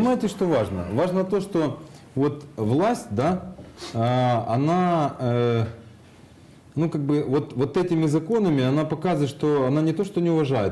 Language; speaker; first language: Russian; native; Russian